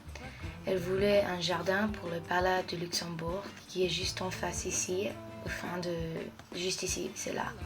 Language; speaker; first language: French; non-native, fluent; English